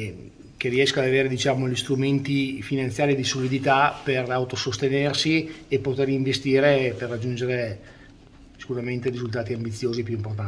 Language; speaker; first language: Italian; native; Italian